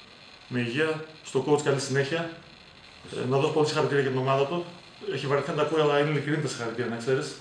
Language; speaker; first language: Greek; native; Greek